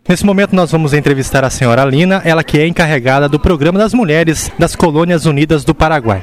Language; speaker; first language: Portuguese; native; Portuguese